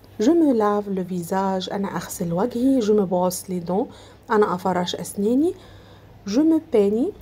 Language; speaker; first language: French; non-native, fluent; Arabic